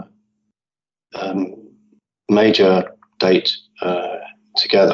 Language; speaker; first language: English; native; English